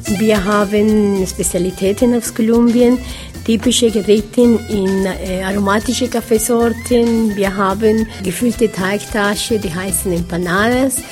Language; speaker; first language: German; non-native, fluent; Spanish